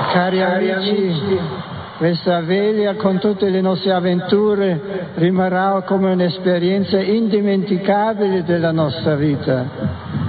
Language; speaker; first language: Italian; non-native, fluent; German